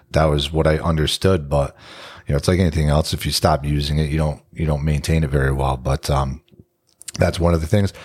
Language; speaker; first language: English; early bilingual, other home language; Italian